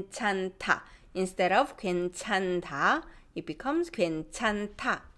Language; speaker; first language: Korean; non-native, fluent; English